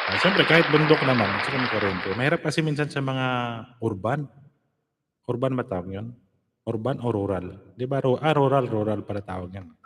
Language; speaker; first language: Filipino; non-native, local second language; Hiligaynon